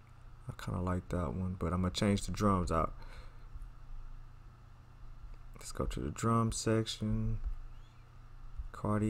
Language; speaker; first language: English; native; English